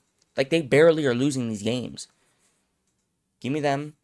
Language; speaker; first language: English; native; English